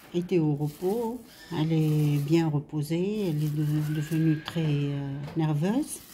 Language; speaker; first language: French; non-native, local second language; Arabic